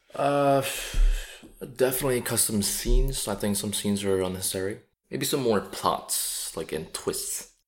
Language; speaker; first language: English; non-native, fluent; Korean